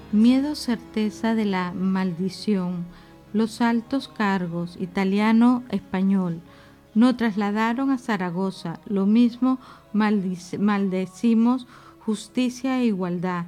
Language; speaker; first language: Spanish; native; Spanish